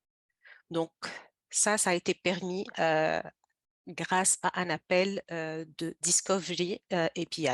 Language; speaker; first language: French; native; French